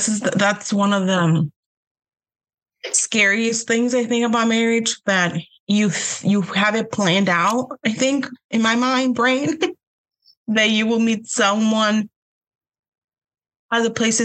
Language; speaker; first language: English; early bilingual, other home language; Spanish